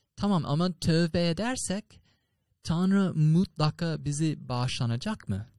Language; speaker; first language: Turkish; non-native, fluent; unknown